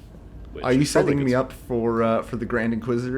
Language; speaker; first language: English; native; English